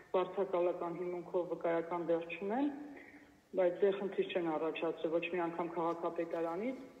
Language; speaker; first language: Armenian; native; Armenian